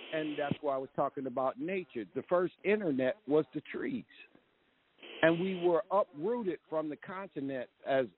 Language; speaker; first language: English; native; English